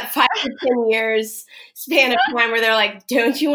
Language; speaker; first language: English; native; English